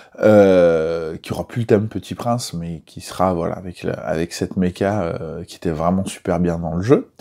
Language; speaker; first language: French; native; French